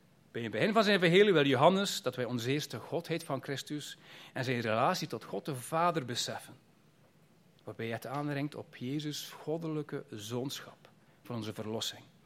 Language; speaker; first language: Dutch; native; Dutch